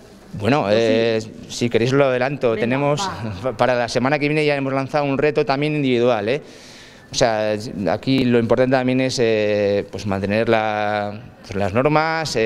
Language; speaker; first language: Spanish; native; Spanish